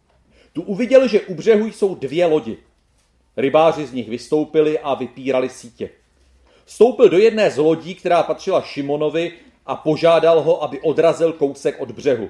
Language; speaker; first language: Czech; native; Czech